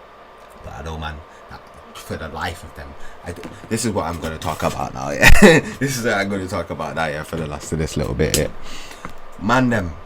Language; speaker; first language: English; native; English